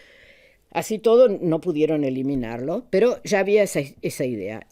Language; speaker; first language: Spanish; native; Spanish